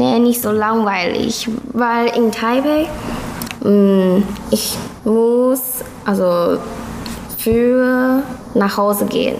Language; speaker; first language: German; non-native, learner; Chinese